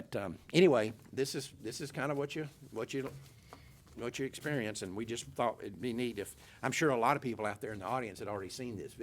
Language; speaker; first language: English; native; English